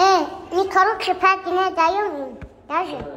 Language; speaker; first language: Russian; non-native, local second language; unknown